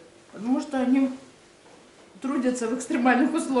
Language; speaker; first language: Russian; native; Russian